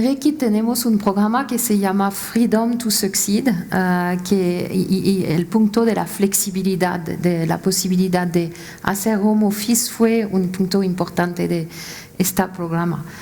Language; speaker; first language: Spanish; non-native, fluent; French